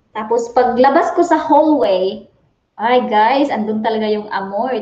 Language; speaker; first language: Filipino; non-native, local second language; Cebuano